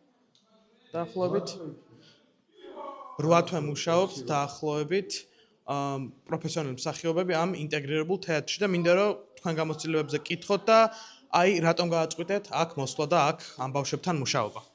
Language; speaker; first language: Georgian; native; Georgian